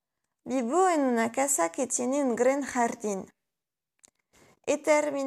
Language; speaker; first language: Spanish; non-native, learner; French